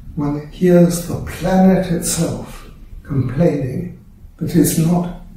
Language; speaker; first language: English; native; English